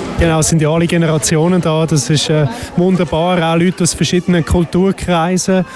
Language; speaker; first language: German; native; German